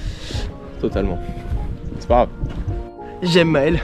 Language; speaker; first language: French; native; French